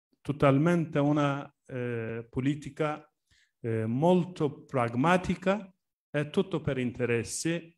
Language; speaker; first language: Italian; non-native, learner; Turkish